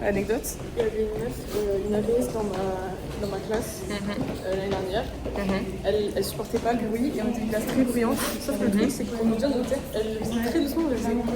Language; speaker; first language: French; native; French